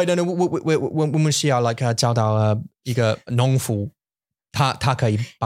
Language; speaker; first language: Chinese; non-native, learner; English